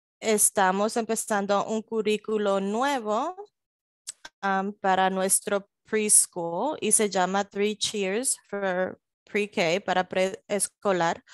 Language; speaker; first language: Spanish; early bilingual, heritage; Spanish